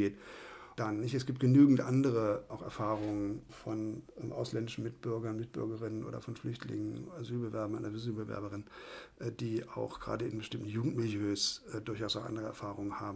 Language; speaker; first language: German; native; German